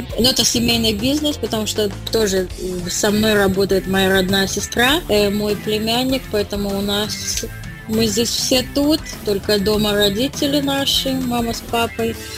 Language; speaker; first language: Russian; native; Russian